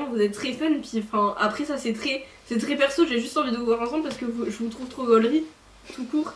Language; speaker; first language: French; native; French